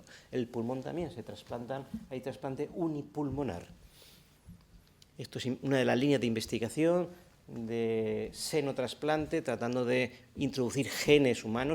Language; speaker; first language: Spanish; native; Spanish